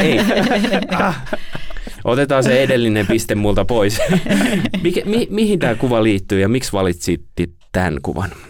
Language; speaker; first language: Finnish; native; Finnish